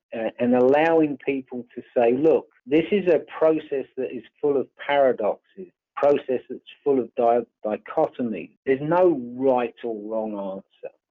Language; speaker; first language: English; native; English